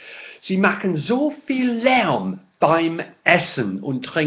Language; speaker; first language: German; non-native, fluent; English